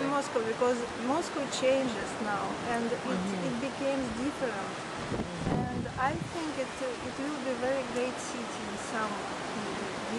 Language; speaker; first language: English; non-native, fluent; Russian